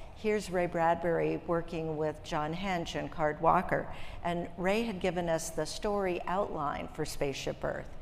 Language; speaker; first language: English; native; English